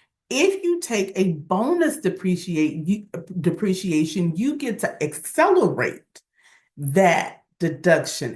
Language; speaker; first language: English; native; English